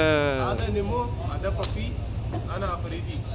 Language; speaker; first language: Arabic; non-native, learner; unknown